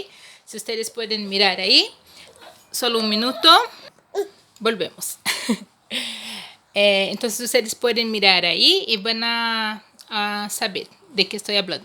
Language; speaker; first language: Spanish; non-native, fluent; Portuguese